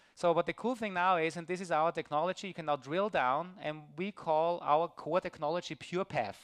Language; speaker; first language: English; non-native, fluent; German